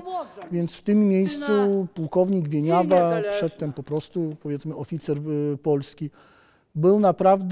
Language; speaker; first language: Polish; native; Polish